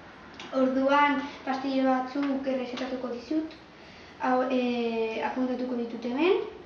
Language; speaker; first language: Basque; non-native, local second language; Spanish